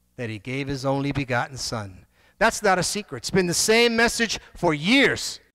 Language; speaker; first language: English; native; English